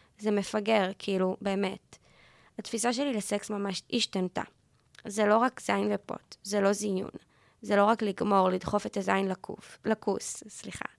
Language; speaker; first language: Hebrew; native; Hebrew